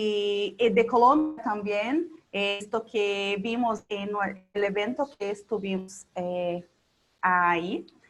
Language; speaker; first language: Spanish; non-native, local second language; Portuguese